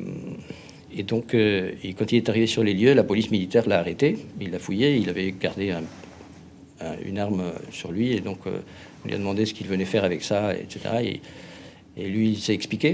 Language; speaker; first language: French; non-native, fluent; Spanish